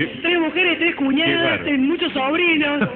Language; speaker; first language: Spanish; native; Spanish